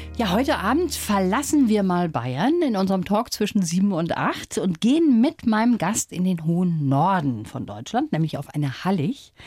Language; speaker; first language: German; native; German